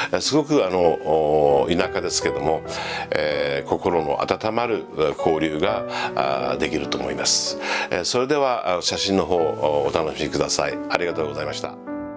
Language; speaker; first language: Japanese; native; Japanese